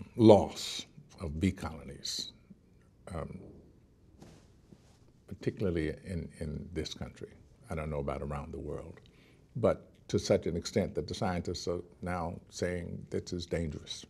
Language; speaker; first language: English; native; English